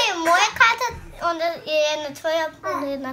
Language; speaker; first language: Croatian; early bilingual, heritage; Croatian